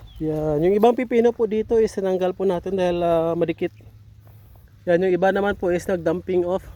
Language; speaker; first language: Filipino; non-native, local second language; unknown